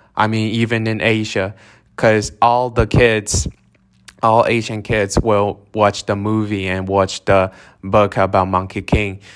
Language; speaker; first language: English; non-native, fluent; Chinese